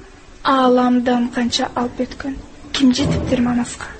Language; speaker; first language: Kyrgyz; non-native, local second language; Russian